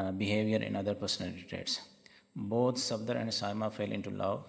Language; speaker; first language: English; non-native, local second language; Urdu